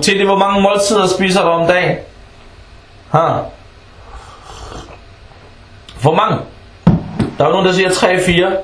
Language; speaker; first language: Danish; early bilingual, other home language; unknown